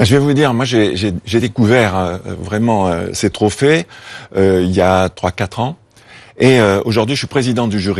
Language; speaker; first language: French; native; French